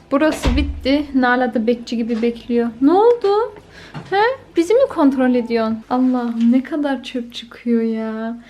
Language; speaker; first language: Turkish; early bilingual, heritage; Turkish